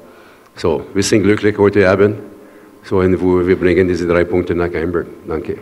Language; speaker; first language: German; non-native, learner; French